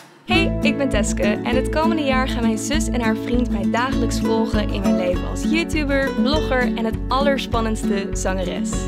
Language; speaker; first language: Dutch; native; Dutch